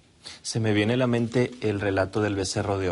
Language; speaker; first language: Spanish; native; Spanish